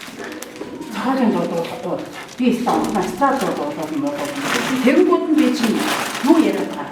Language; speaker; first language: Mongolian; native; Mongolian